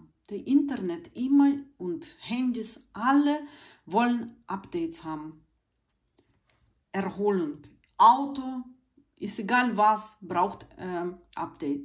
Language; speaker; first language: German; non-native, fluent; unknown